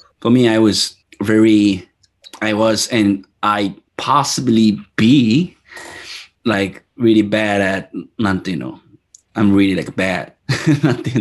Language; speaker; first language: English; non-native, fluent; Japanese